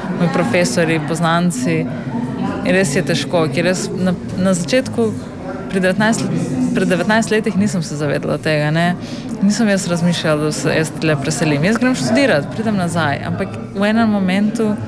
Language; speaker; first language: Slovenian; non-native, fluent; Macedonian